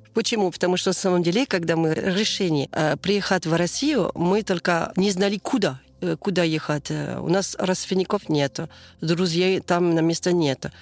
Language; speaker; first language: Russian; non-native, learner; French